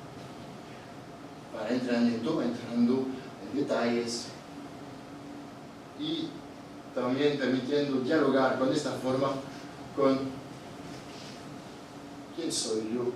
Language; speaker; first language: Spanish; non-native, fluent; Italian